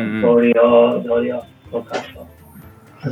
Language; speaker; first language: Japanese; non-native, learner; English